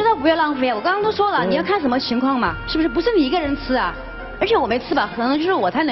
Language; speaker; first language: Chinese; native; Chinese